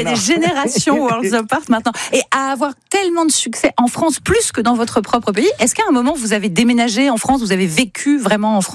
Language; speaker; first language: French; native; French